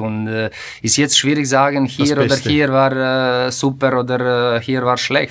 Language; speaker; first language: German; non-native, fluent; Croatian